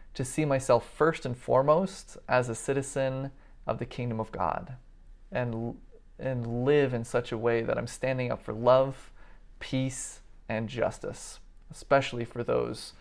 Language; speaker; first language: English; native; English